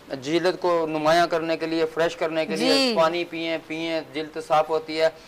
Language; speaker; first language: Urdu; native; Urdu